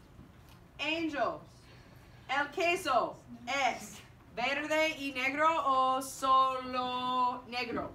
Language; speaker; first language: Spanish; non-native, fluent; English